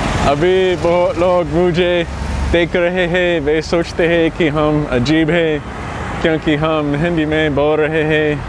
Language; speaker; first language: Hindi; non-native, learner; English